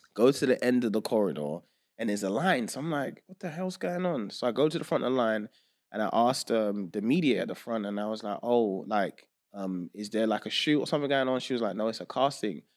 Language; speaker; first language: English; early bilingual, other home language; Yoruba